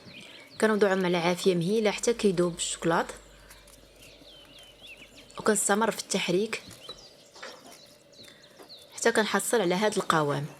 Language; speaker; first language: Arabic; native; Arabic